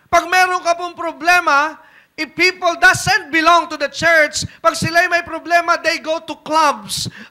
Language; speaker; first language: Filipino; native; Filipino